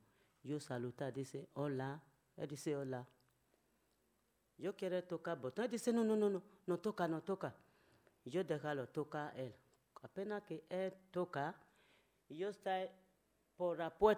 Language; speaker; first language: Spanish; non-native, learner; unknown